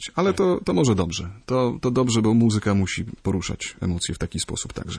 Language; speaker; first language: Polish; native; Polish